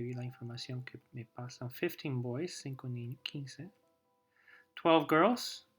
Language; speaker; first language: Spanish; non-native, fluent; English